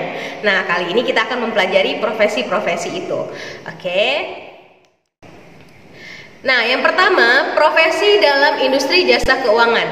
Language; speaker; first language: Indonesian; native; Indonesian